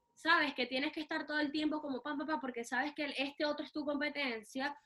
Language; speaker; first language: Spanish; native; Spanish